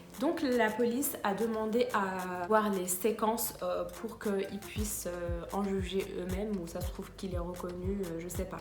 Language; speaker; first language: French; early bilingual, other home language; Arabic